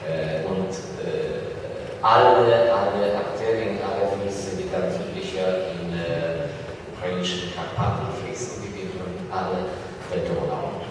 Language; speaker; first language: German; non-native, fluent; Ukrainian